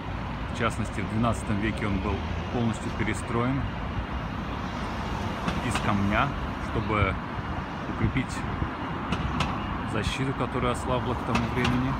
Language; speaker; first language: Russian; native; Russian